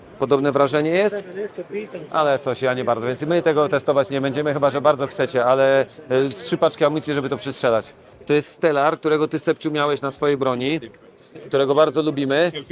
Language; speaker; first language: Polish; native; Polish